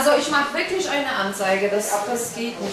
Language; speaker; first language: German; non-native, fluent; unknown